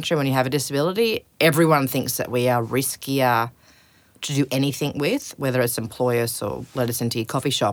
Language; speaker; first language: English; native; English